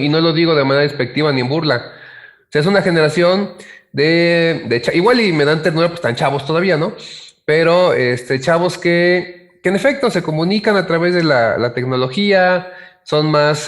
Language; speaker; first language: Spanish; native; Spanish